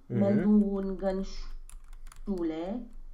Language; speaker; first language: German; non-native, learner; Romanian